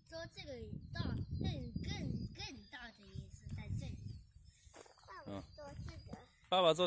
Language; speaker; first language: Chinese; early bilingual, heritage; Chinese